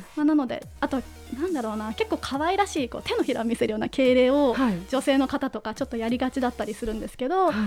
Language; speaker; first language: Japanese; native; Japanese